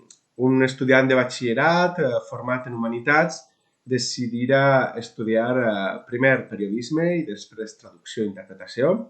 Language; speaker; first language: Catalan; non-native, local second language; Spanish